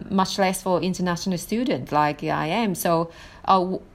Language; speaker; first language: English; non-native, fluent; Vietnamese